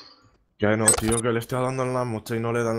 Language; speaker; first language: Spanish; native; Spanish